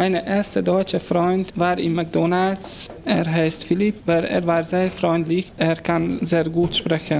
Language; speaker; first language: German; non-native, learner; Hungarian